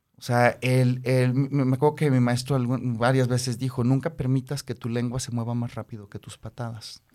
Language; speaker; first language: Spanish; native; Spanish